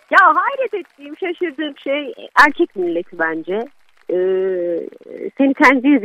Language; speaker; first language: Turkish; native; Turkish